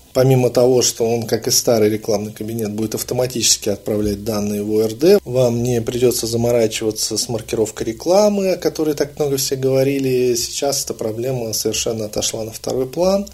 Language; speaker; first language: Russian; native; Russian